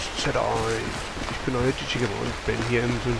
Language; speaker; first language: German; native; German